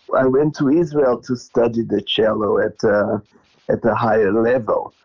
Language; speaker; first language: English; non-native, fluent; Portuguese